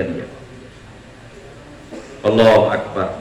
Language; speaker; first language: Indonesian; non-native, local second language; Javanese